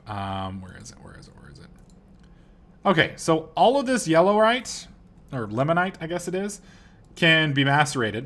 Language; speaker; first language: English; native; English